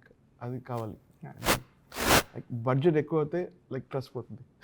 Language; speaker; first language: Telugu; non-native, learner; Tamil